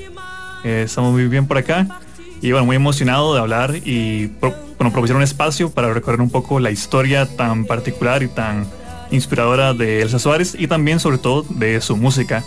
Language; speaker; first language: Spanish; native; Spanish